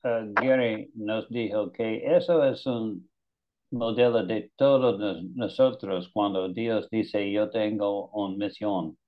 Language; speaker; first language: Spanish; non-native, learner; English